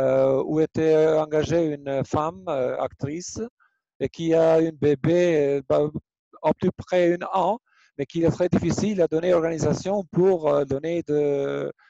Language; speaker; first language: French; non-native, learner; Albanian